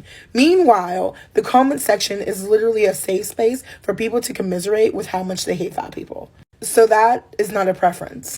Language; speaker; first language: English; native; English